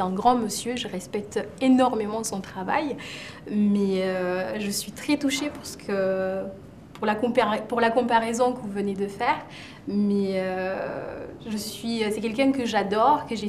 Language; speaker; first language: French; native; French